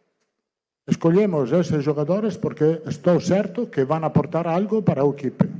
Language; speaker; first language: Portuguese; non-native, fluent; Italian